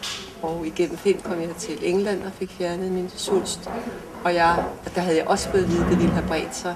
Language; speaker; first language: Danish; native; Danish